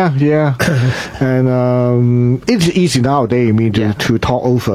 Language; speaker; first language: English; non-native, local second language; Cantonese